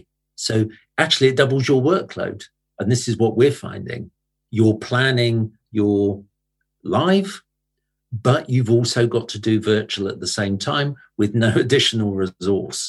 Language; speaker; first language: English; native; English